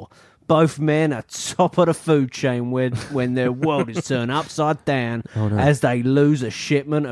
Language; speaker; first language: English; native; English